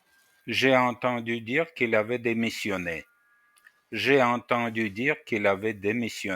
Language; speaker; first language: French; non-native, fluent; Russian